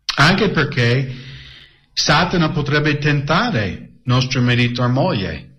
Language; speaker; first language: Italian; non-native, fluent; English